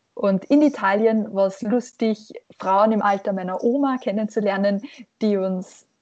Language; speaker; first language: German; native; German